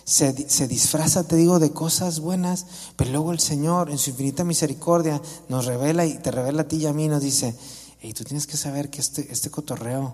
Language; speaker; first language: Spanish; native; Spanish